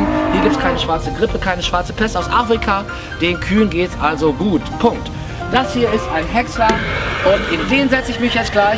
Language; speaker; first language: German; native; German